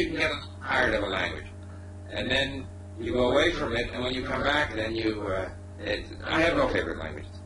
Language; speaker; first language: English; non-native, fluent; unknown